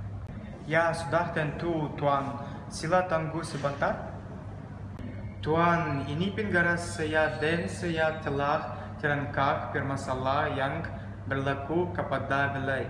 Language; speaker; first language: Malay; non-native, learner; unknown